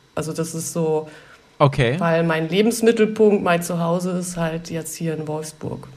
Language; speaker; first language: German; native; German